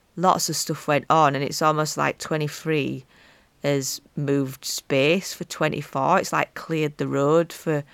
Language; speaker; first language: English; native; English